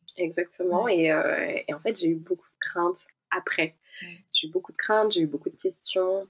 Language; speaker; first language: French; native; French